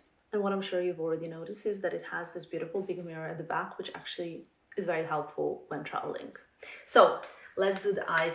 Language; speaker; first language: English; non-native, fluent; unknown